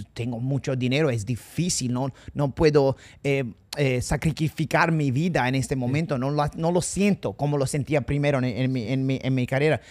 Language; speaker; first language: Spanish; non-native, fluent; English